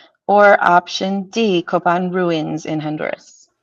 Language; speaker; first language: English; native; English